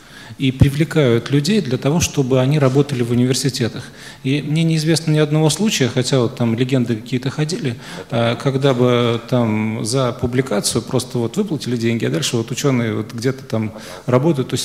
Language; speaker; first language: Russian; native; Russian